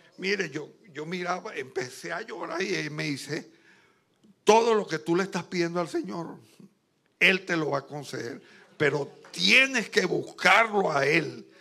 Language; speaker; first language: Spanish; native; Spanish